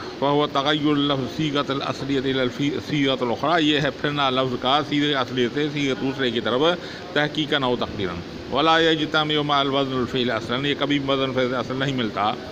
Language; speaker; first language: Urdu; non-native, local second language; Sindhi